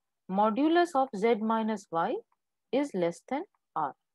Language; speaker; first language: English; non-native, local second language; Bangla